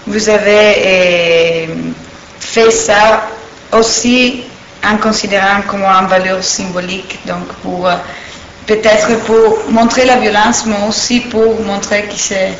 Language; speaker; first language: French; non-native, fluent; Italian